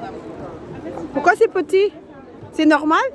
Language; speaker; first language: French; non-native, learner; Filipino